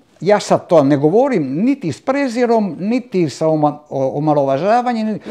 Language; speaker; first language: Croatian; non-native, local second language; Italian